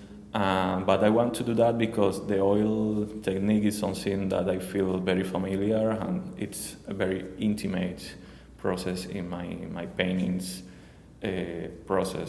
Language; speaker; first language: English; non-native, learner; Spanish